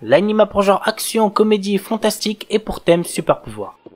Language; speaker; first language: French; native; French